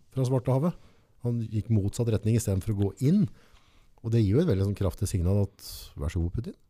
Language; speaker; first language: Norwegian; native; Norwegian